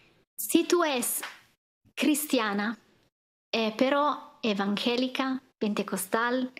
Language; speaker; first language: Spanish; non-native, fluent; Italian